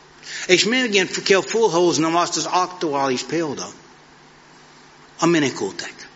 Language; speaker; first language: Hungarian; non-native, fluent; English